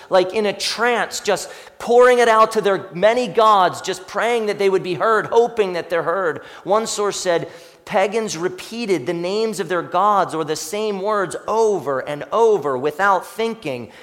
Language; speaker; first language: English; native; English